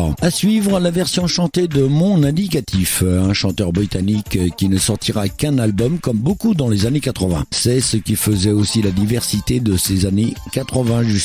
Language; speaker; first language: French; native; French